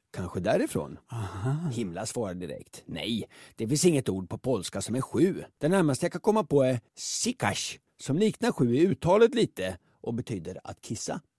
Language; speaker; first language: Swedish; native; Swedish